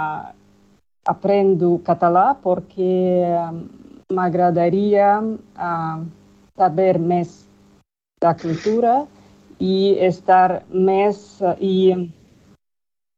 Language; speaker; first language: Catalan; non-native, learner; Spanish